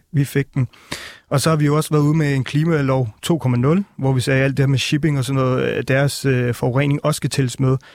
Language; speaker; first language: Danish; early bilingual, other home language; Punjabi